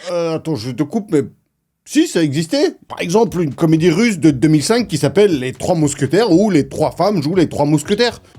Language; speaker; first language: French; non-native, fluent; Russian